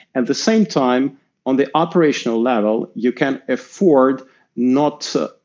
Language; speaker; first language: English; non-native, fluent; Russian